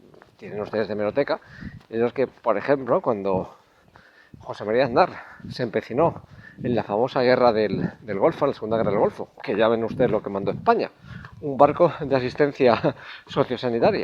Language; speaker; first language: Spanish; native; Spanish